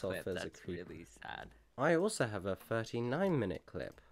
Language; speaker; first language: English; native; English